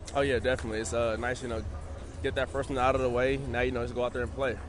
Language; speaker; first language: English; native; English